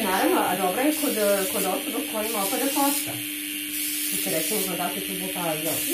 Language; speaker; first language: Serbian; native; Serbian